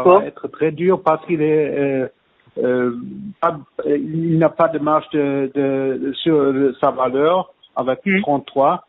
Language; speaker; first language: French; non-native, fluent; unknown